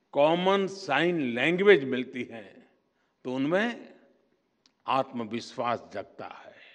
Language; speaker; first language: Hindi; non-native, local second language; Gujarati